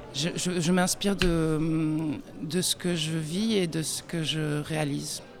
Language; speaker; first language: French; native; French